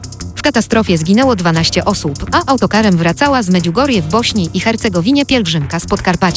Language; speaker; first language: Polish; native; Polish